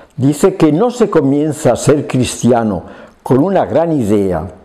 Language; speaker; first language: Spanish; native; Spanish